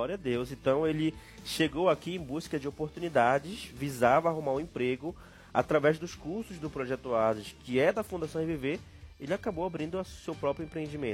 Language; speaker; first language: Portuguese; native; Portuguese